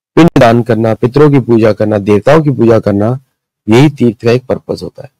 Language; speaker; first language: Hindi; early bilingual, other home language; Marathi